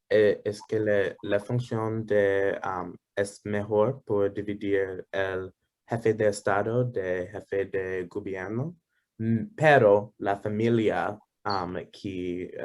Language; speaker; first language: Spanish; non-native, learner; English